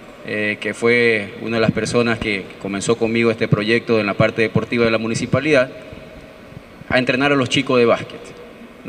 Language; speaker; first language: Spanish; native; Spanish